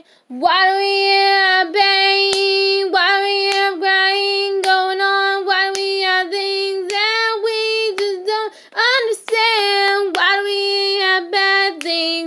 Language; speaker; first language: English; native; English